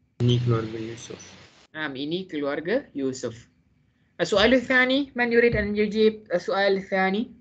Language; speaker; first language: Arabic; non-native, fluent; Malay